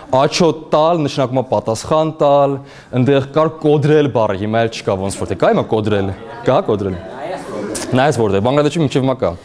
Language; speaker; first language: Armenian; early bilingual, heritage; Armenian